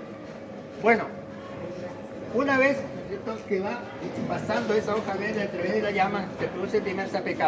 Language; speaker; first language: Spanish; native; Spanish